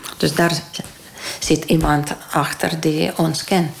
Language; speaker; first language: Dutch; non-native, learner; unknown